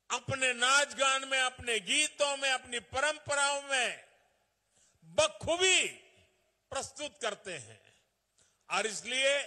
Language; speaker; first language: Hindi; non-native, local second language; Gujarati